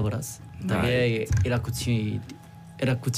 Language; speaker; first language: Basque; non-native, learner; Korean